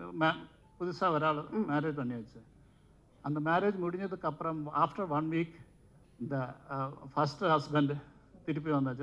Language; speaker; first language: Tamil; non-native, learner; Malayalam